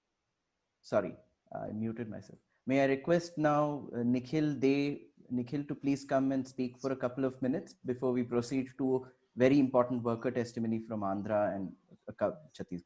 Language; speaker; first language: English; non-native, local second language; Hindi